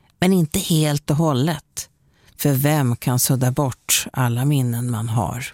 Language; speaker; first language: Swedish; native; Swedish